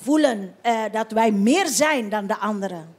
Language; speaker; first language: Dutch; non-native, fluent; Indonesian